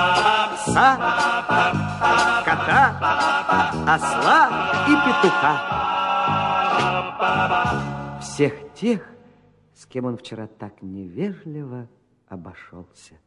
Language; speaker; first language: Russian; native; Russian